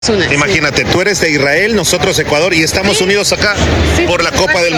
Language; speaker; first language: Spanish; native; Spanish